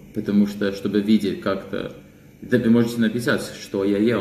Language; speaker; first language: Russian; non-native, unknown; English